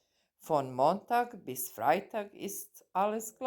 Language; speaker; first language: German; non-native, fluent; Serbian